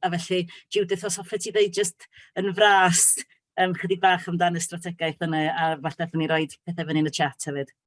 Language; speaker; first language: Welsh; native; Welsh